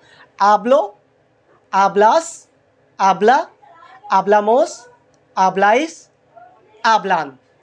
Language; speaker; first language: Spanish; non-native, learner; Hindi